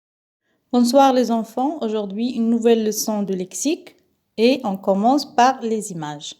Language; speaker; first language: French; non-native, local second language; Arabic